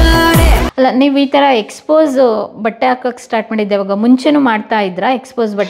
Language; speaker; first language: Kannada; native; Kannada